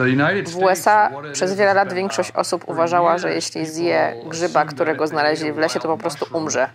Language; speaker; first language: Polish; native; Polish